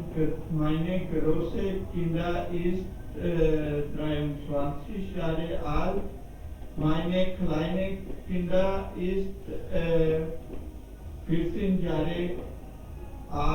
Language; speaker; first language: German; non-native, learner; Urdu